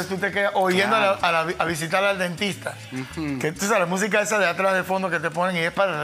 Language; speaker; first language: Spanish; native; Spanish